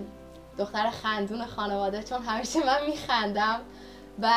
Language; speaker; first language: Persian; native; Persian